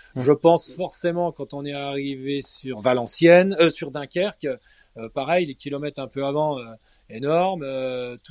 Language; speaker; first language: French; native; French